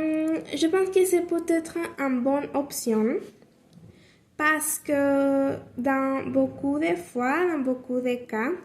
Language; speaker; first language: French; non-native, learner; Spanish